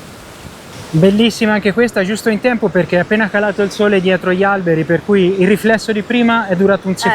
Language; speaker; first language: Italian; native; Italian